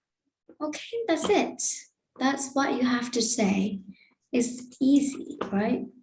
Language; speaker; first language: English; non-native, fluent; Vietnamese